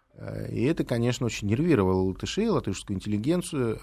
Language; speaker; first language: Russian; native; Russian